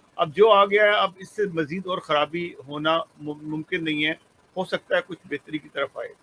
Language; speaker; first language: Urdu; native; Urdu